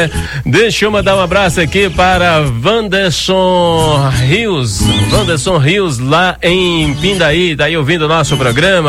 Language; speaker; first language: Portuguese; native; Portuguese